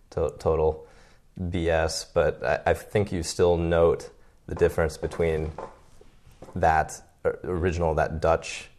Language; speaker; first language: English; native; English